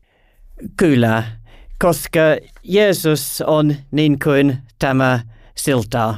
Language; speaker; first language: Finnish; non-native, learner; English